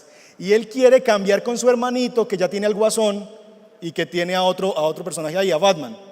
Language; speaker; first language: Spanish; native; Spanish